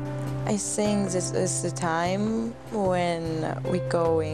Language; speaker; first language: English; non-native, learner; German